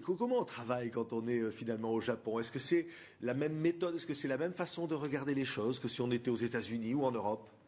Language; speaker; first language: French; native; French